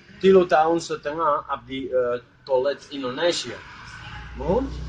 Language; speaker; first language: Sundanese; non-native, learner; Dutch